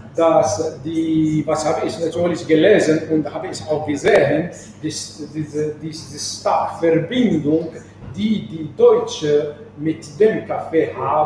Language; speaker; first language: German; non-native, fluent; Arabic